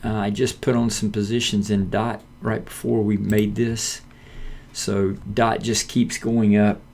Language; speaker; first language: English; native; English